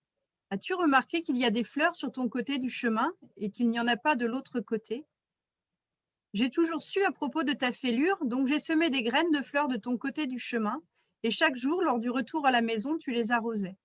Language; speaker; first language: French; native; French